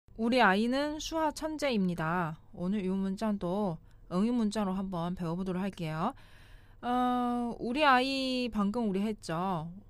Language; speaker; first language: Korean; non-native, fluent; Chinese